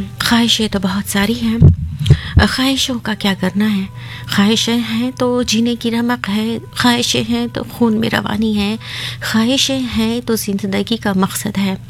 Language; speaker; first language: Urdu; native; Urdu